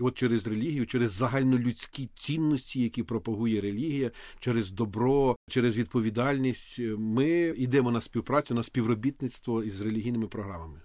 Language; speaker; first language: Ukrainian; native; Ukrainian